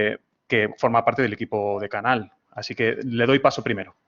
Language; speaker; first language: Spanish; native; Spanish